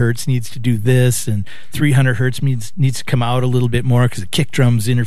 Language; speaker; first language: English; native; English